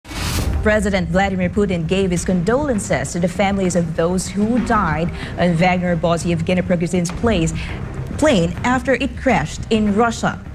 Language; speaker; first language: English; non-native, local second language; Filipino